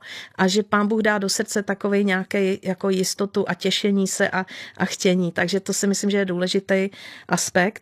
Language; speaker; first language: Czech; native; Czech